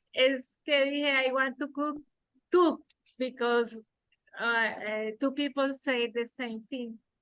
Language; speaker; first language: English; non-native, learner; Spanish